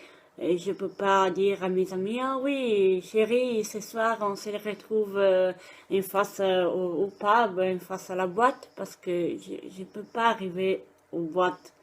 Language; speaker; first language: French; non-native, fluent; Italian